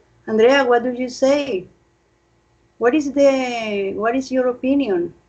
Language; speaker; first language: English; non-native, fluent; Spanish